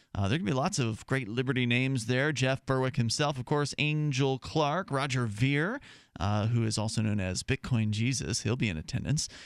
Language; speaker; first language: English; native; English